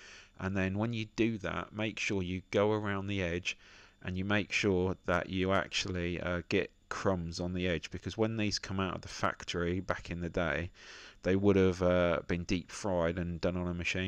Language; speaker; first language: English; native; English